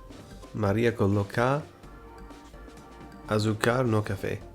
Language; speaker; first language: Portuguese; non-native, learner; English